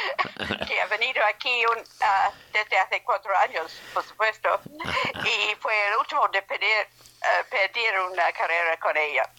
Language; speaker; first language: Spanish; non-native, fluent; English